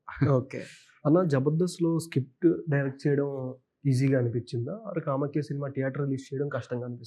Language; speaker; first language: Telugu; native; Telugu